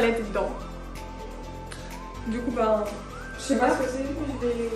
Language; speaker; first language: French; native; French